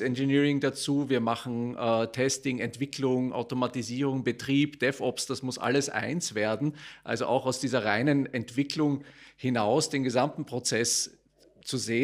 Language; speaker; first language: German; native; German